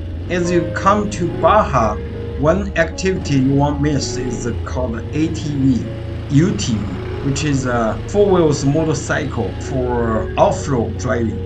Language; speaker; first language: English; non-native, fluent; Chinese